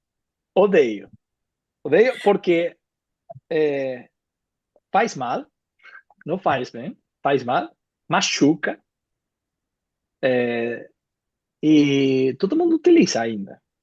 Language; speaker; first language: Portuguese; non-native, fluent; Spanish